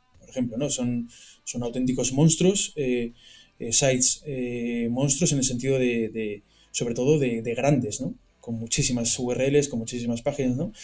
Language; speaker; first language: Spanish; native; Spanish